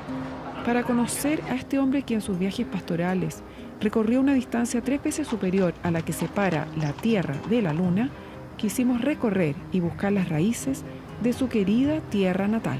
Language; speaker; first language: Spanish; native; Spanish